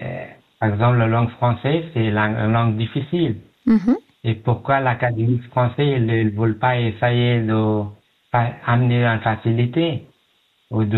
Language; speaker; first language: French; non-native, learner; Pashto